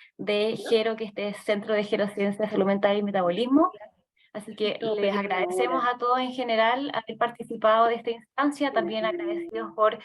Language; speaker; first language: Spanish; native; Spanish